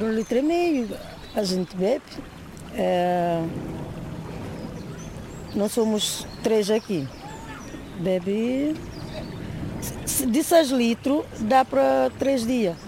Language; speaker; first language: Portuguese; non-native, local second language; Kabuverdianu